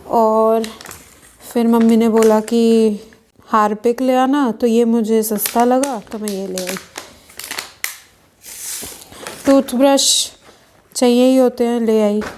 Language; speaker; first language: Hindi; native; Hindi